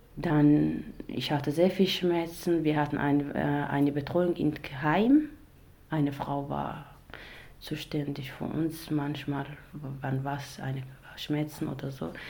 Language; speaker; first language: German; non-native, learner; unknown